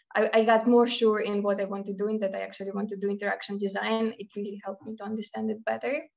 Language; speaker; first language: English; non-native, fluent; Russian